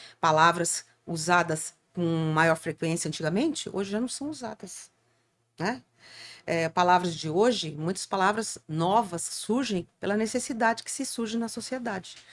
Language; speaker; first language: Portuguese; native; Portuguese